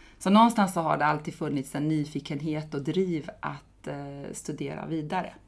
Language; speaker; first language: Swedish; non-native, fluent; Persian